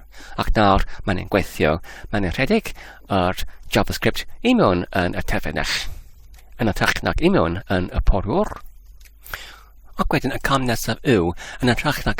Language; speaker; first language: Welsh; non-native, fluent; English